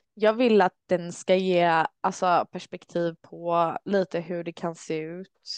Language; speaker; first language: Swedish; early bilingual, other home language; Albanian